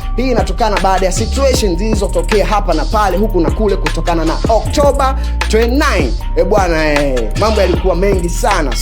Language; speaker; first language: Swahili; native; Swahili